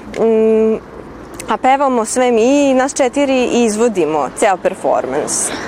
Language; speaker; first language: Serbian; native; Serbian